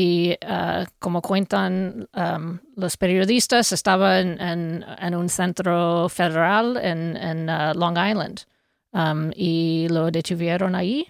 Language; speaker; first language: Spanish; non-native, fluent; English